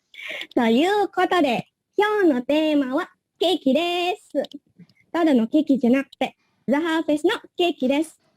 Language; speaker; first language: Japanese; non-native, learner; Indonesian